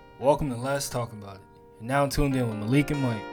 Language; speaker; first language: English; native; English